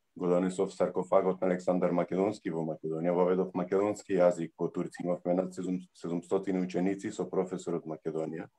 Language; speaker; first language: Macedonian; early bilingual, heritage; Macedonian